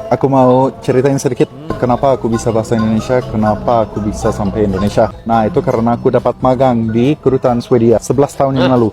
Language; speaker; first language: Indonesian; non-native, fluent; Swedish